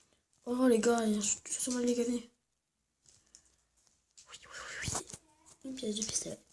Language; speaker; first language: French; native; French